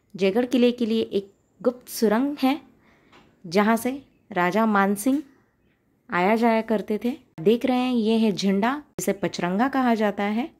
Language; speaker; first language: Hindi; non-native, local second language; Marathi